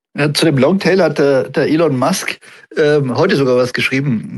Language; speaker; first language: German; native; German